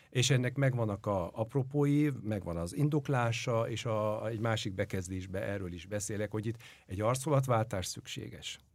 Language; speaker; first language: Hungarian; non-native, fluent; Turkish